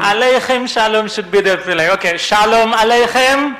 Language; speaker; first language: English; non-native, local second language; Malayalam